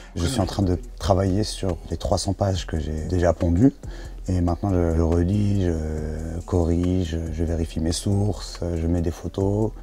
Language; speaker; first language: French; non-native, local second language; Arabic